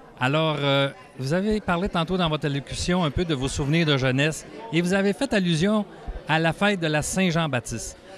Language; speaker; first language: French; native; French